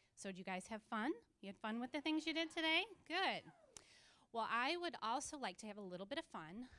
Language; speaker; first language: English; native; English